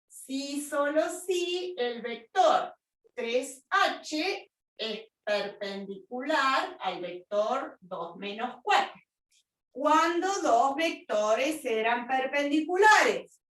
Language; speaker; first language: Spanish; native; Spanish